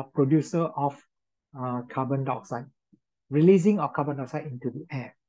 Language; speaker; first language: English; non-native, local second language; Min Nan Chinese